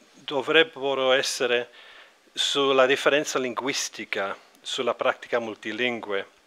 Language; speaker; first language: Italian; non-native, learner; English